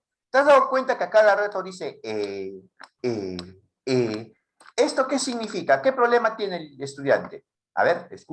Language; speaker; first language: Spanish; native; Spanish